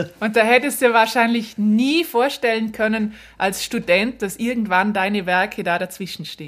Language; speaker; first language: German; native; German